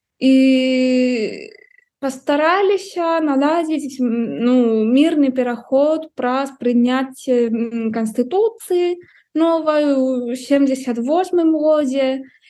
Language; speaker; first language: Belarusian; non-native, fluent; Spanish